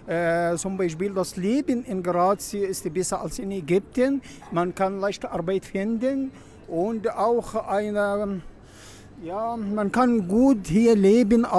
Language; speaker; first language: German; non-native, learner; Arabic